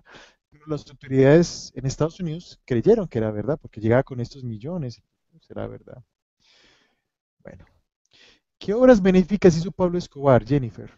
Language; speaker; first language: Spanish; native; Spanish